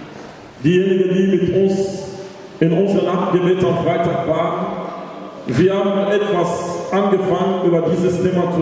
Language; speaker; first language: German; non-native, learner; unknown